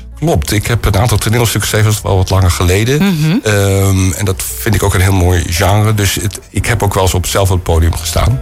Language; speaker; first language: Dutch; native; Dutch